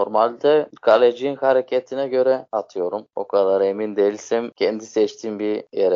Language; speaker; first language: Turkish; native; Turkish